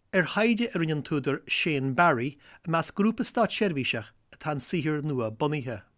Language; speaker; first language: Irish; native; Irish